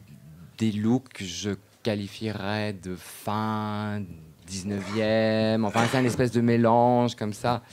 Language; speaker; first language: French; native; French